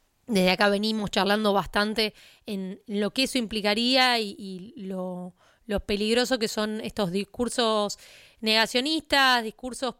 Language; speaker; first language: Spanish; native; Spanish